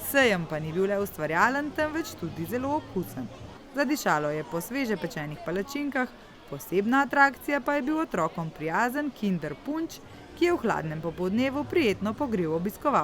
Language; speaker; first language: Slovenian; native; Slovenian